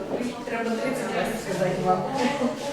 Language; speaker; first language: Polish; non-native, learner; Ukrainian